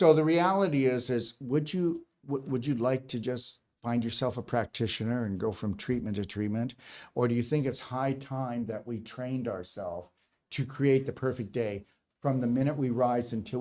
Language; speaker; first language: English; native; English